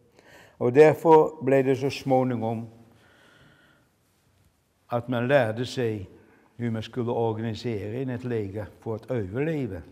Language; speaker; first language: Swedish; non-native, fluent; Dutch